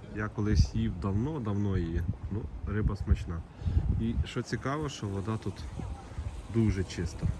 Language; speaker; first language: Ukrainian; non-native, local second language; Russian